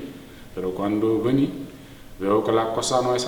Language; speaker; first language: Spanish; non-native, learner; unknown